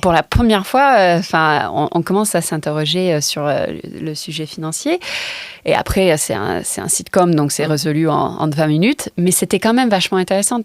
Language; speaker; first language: French; non-native, fluent; English